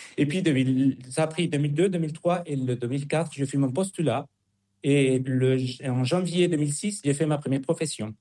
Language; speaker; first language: French; non-native, fluent; Spanish